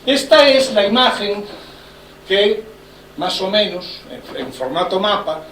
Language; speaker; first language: Spanish; non-native, local second language; Galician